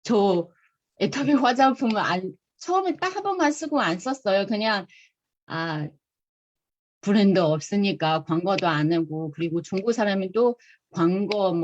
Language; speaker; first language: Korean; non-native, fluent; Chinese